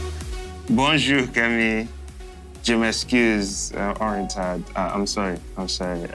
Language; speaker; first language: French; non-native, learner; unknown